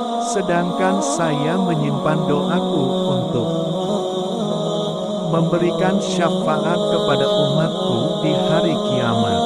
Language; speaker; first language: Indonesian; native; Indonesian